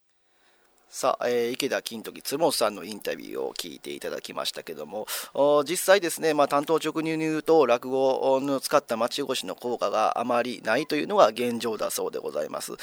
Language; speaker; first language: Japanese; native; Japanese